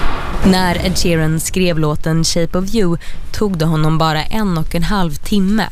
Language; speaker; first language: Swedish; native; Swedish